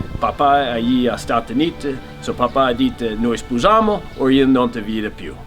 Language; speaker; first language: Italian; early bilingual, heritage; Italian